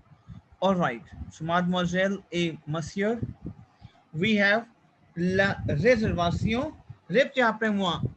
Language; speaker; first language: French; non-native, fluent; Hindi